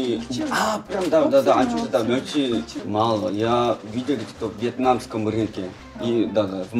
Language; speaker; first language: Russian; non-native, fluent; Korean